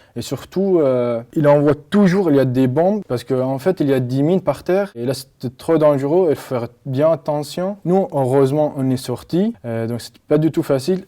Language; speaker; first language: French; non-native, learner; Arabic